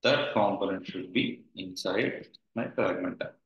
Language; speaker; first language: English; non-native, local second language; Telugu